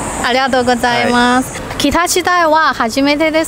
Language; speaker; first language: Japanese; non-native, learner; Chinese